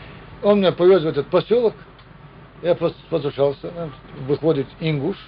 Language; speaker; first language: Russian; non-native, local second language; Chechen